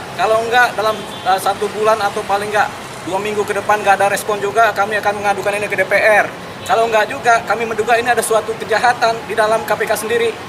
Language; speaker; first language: Indonesian; native; Indonesian